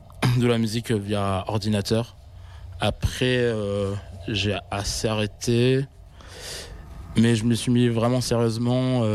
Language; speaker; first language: French; native; French